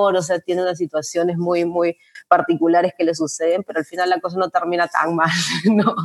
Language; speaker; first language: Spanish; native; Spanish